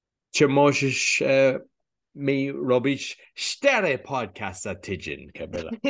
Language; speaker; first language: Polish; non-native, learner; English